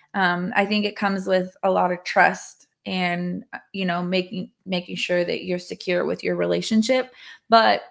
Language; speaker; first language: English; native; English